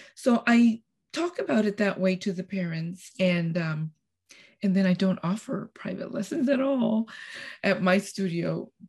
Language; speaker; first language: English; non-native, fluent; Spanish